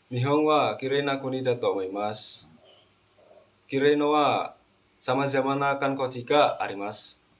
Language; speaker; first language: Japanese; non-native, learner; Indonesian